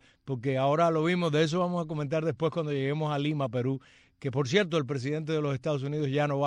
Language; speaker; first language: Spanish; native; Spanish